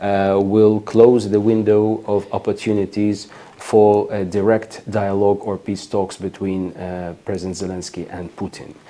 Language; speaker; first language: English; non-native, fluent; Ukrainian